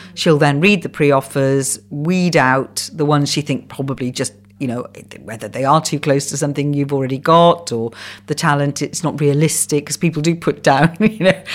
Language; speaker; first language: English; non-native, local second language; Welsh